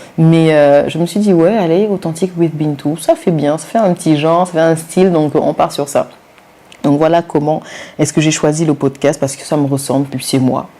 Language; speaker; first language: French; non-native, local second language; Wolof